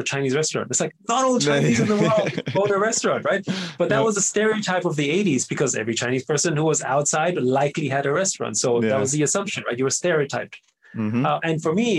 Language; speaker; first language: English; non-native, fluent; German